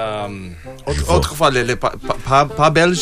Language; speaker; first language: French; non-native, learner; English